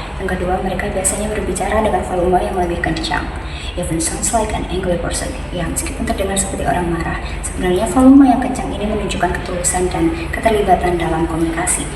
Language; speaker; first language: Indonesian; native; Indonesian